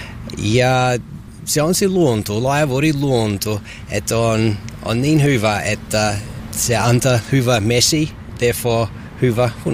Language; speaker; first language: Finnish; non-native, learner; English